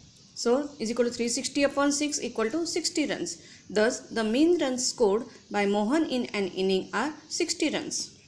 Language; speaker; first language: English; non-native, local second language; Gujarati